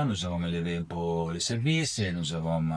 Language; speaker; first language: French; non-native, learner; Italian